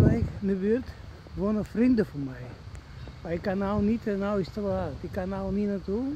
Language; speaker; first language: Dutch; non-native, learner; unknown